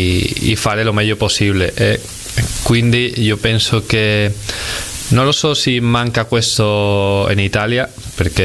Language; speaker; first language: Italian; non-native, learner; Spanish